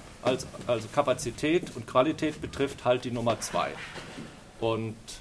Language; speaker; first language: German; native; German